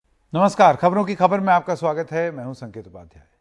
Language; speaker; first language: Hindi; native; Hindi